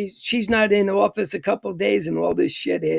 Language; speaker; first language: English; native; English